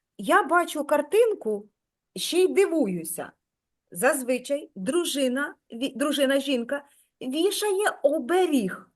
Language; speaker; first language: Ukrainian; native; Ukrainian